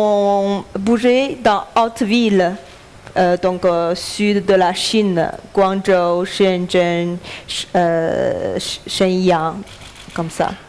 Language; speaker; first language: French; non-native, learner; Chinese